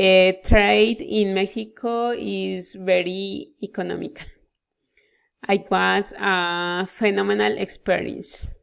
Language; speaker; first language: English; non-native, learner; Spanish